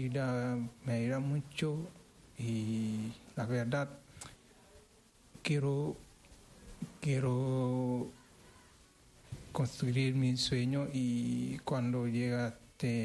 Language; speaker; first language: Spanish; non-native, learner; Wolof